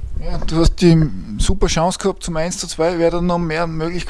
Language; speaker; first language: German; native; German